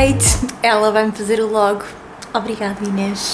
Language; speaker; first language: Portuguese; early bilingual, heritage; Portuguese